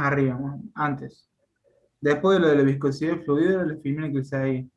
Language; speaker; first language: Spanish; native; Spanish